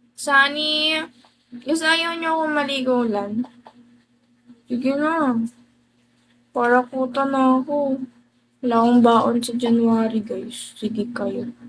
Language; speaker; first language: Filipino; non-native, local second language; Cebuano